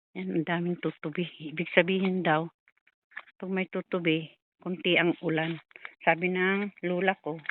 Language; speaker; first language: Filipino; non-native, local second language; Iloko